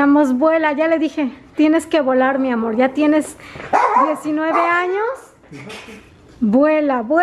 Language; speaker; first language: Spanish; native; Spanish